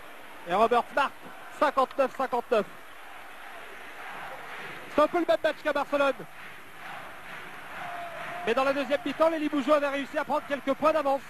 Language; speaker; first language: French; native; French